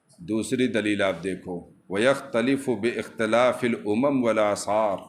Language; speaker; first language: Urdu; native; Urdu